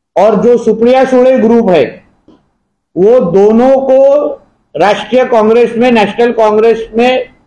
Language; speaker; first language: Hindi; non-native, local second language; Marathi